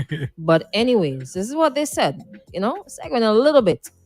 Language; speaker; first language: English; native; English